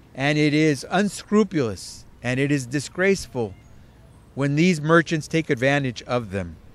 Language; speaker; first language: English; early bilingual, other home language; Spanish